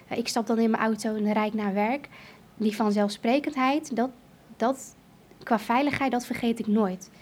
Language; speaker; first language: Dutch; early bilingual, other home language; Kurdish